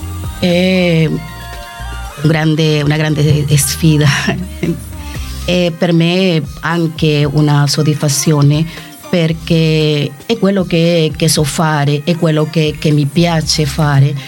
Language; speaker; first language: Italian; non-native, fluent; Spanish